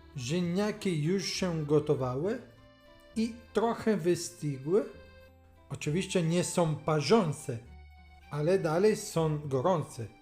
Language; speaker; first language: Polish; non-native, learner; Italian